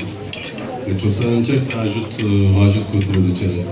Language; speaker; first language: Romanian; non-native, fluent; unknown